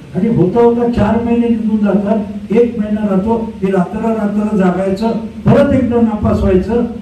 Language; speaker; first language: Marathi; native; Marathi